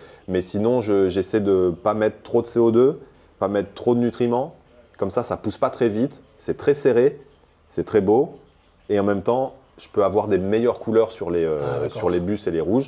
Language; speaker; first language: French; native; French